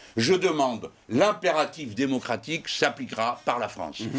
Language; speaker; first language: French; native; French